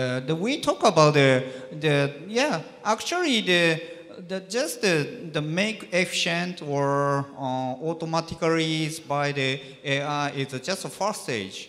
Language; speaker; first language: English; non-native, learner; Japanese